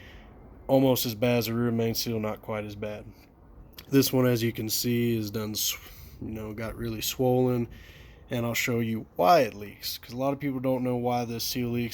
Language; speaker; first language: English; native; English